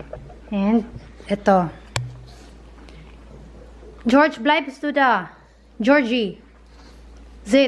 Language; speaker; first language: German; non-native, learner; Filipino